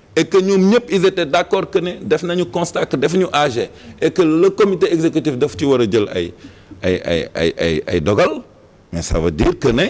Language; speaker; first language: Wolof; native; Wolof